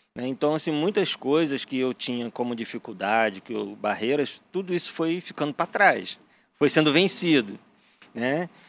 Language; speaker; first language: Portuguese; native; Portuguese